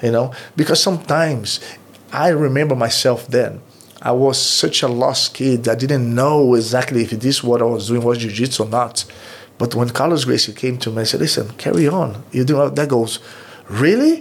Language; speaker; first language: English; non-native, fluent; Portuguese